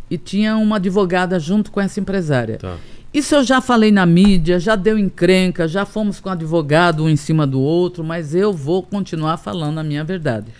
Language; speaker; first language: Portuguese; native; Portuguese